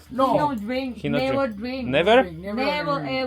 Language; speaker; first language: English; non-native, learner; Thai